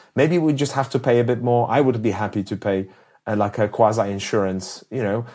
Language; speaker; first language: English; early bilingual, other home language; Polish